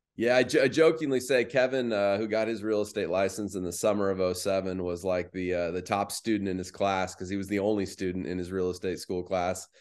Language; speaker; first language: English; native; English